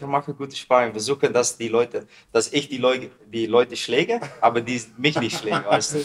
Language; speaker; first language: German; non-native, learner; Dutch